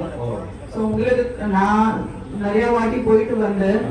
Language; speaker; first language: Tamil; non-native, fluent; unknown